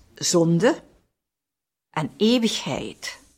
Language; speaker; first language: Dutch; non-native, fluent; German